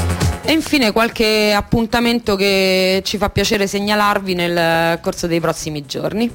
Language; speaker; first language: Italian; native; Italian